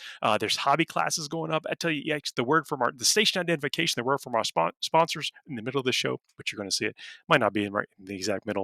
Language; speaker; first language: English; native; English